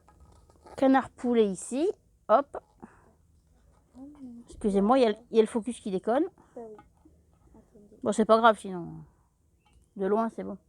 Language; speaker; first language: French; native; French